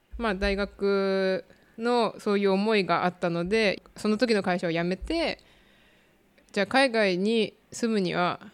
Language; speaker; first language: Japanese; native; Japanese